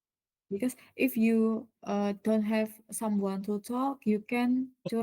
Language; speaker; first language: English; non-native, learner; Indonesian